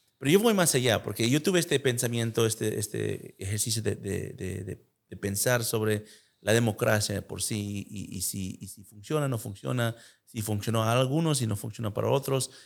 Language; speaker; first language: Spanish; early bilingual, heritage; Spanish